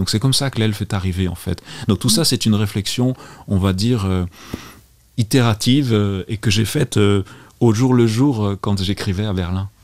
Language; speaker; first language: French; native; French